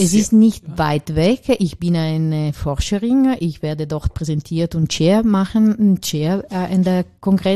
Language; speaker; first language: German; non-native, learner; Italian